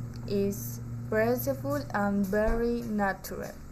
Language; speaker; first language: English; non-native, learner; Spanish